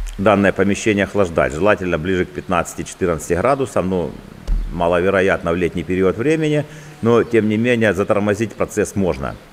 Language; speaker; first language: Russian; native; Russian